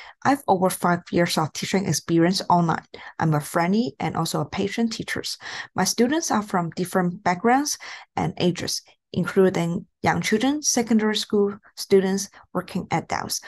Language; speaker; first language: English; non-native, local second language; Cantonese